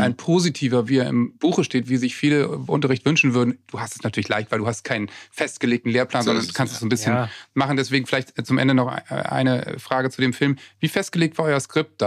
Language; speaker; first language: German; native; German